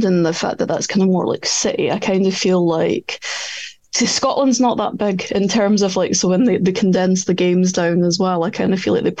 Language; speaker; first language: English; native; English